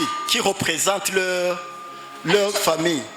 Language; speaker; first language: French; non-native, local second language; Rundi